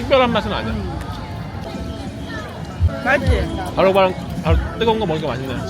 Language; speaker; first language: Korean; native; Korean